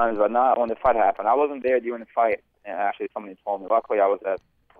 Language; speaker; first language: English; early bilingual, other home language; Bosnian